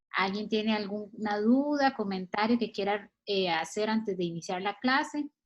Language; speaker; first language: Spanish; native; Spanish